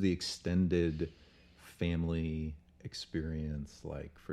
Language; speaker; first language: English; native; English